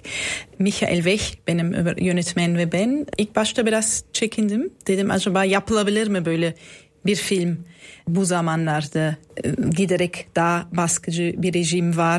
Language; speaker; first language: Turkish; non-native, fluent; German